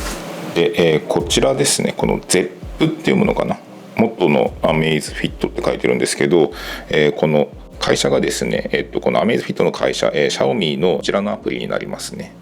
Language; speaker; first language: Japanese; native; Japanese